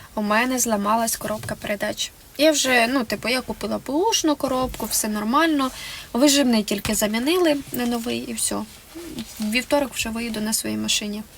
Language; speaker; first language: Ukrainian; non-native, local second language; Russian